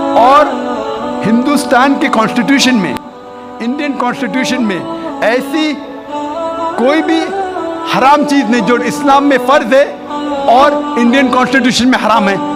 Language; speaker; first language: Hindi; non-native, local second language; Konkani